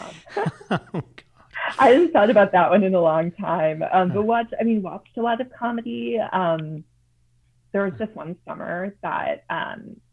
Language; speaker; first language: English; native; English